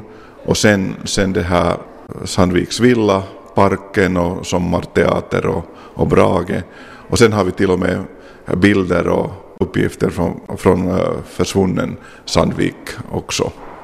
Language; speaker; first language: Swedish; non-native, local second language; Finnish